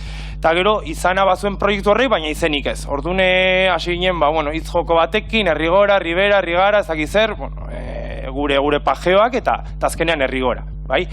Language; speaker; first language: Basque; native; Basque